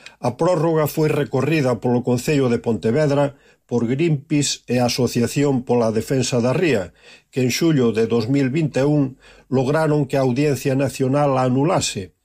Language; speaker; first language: Galician; native; Galician